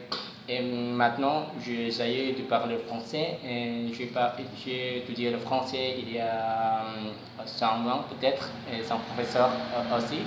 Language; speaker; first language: French; non-native, learner; Javanese